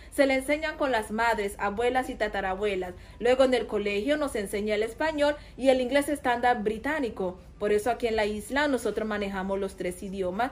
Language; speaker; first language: Spanish; non-native, local second language; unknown